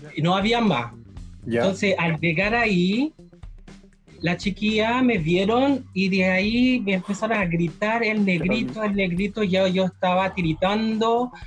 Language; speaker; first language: Spanish; non-native, fluent; Haitian Creole